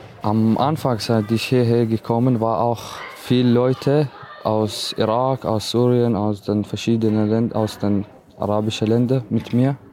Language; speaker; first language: German; non-native, learner; Arabic